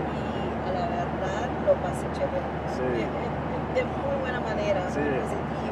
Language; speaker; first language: Spanish; non-native, fluent; Haitian Creole